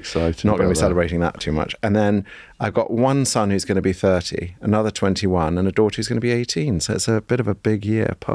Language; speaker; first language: English; native; English